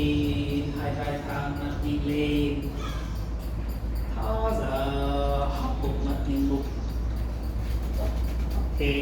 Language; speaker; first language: Vietnamese; non-native, learner; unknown